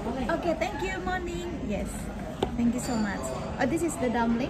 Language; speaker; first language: English; non-native, learner; Indonesian